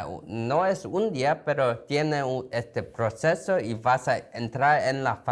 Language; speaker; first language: Spanish; non-native, fluent; Korean